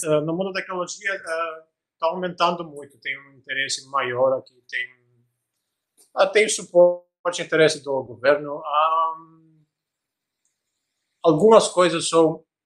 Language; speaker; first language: Portuguese; non-native, fluent; Albanian